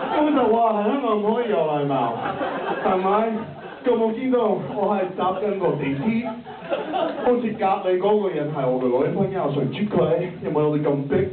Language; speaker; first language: Cantonese; non-native, learner; English